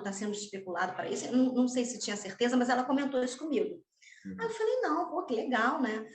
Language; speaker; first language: Portuguese; native; Portuguese